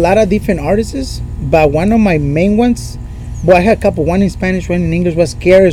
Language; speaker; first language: English; non-native, fluent; Spanish